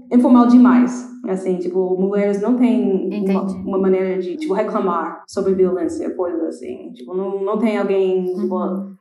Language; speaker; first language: Portuguese; non-native, fluent; English